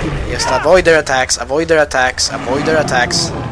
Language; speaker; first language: English; non-native, fluent; Swedish